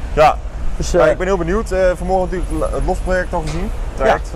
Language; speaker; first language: Dutch; native; Dutch